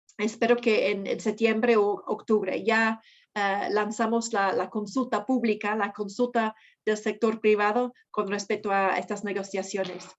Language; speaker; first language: Spanish; non-native, fluent; English